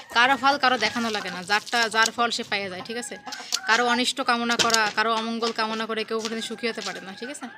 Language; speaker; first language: Bangla; native; Bangla